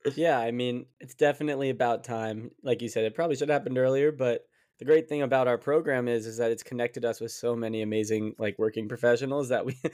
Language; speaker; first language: English; native; English